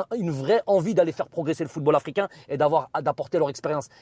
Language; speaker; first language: French; native; French